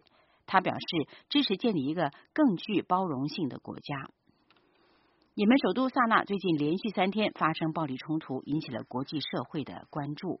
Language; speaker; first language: Chinese; native; Chinese